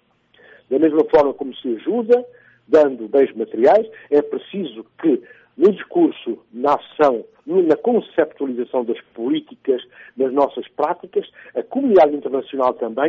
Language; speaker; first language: Portuguese; non-native, local second language; Upper Guinea Crioulo